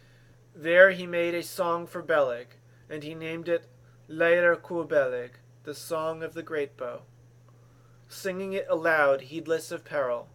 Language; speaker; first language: English; native; English